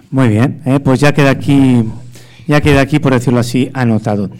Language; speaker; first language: Spanish; native; Spanish